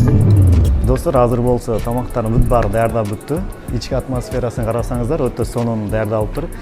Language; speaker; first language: Kyrgyz; native; Kyrgyz